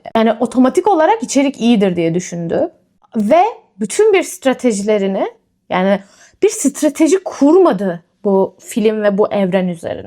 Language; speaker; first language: Turkish; native; Turkish